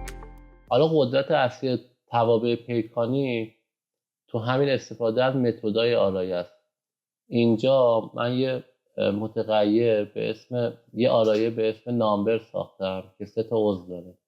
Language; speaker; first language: Persian; native; Persian